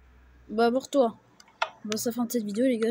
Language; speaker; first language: French; native; French